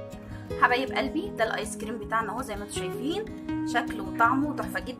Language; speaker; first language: Arabic; native; Arabic